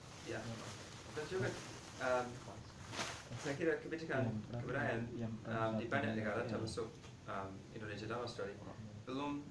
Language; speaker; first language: Indonesian; non-native, fluent; English